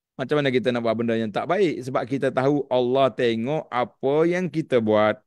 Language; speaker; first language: Malay; native; Malay